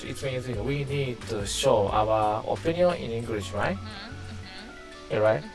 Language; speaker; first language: English; non-native, learner; Japanese